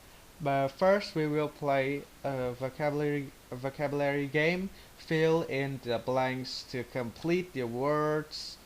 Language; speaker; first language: English; non-native, learner; Vietnamese